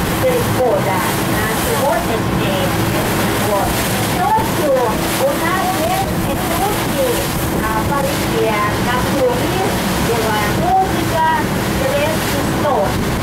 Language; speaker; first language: Russian; non-native, learner; Thai